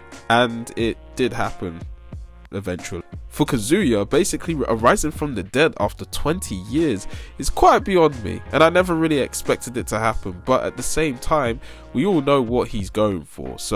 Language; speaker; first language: English; native; English